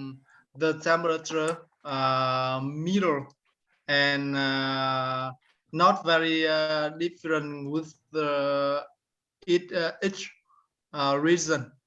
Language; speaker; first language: English; non-native, learner; Vietnamese